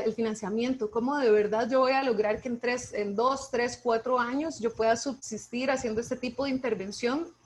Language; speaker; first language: Spanish; native; Spanish